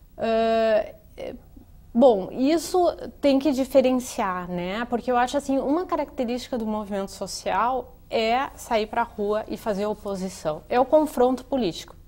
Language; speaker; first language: Portuguese; native; Portuguese